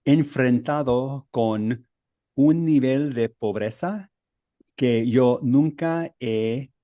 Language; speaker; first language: Spanish; non-native, learner; English